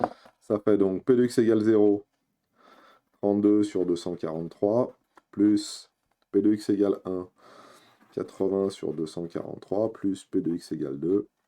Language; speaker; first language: French; native; French